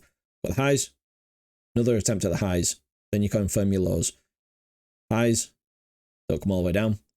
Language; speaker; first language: English; native; English